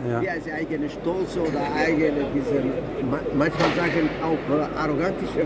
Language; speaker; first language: German; non-native, learner; Albanian